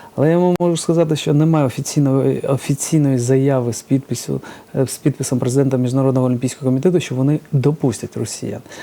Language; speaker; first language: Ukrainian; early bilingual, other home language; Georgian